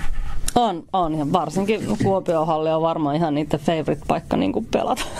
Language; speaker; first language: Finnish; native; Finnish